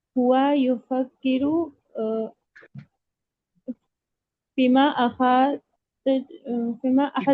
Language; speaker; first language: Arabic; non-native, learner; Urdu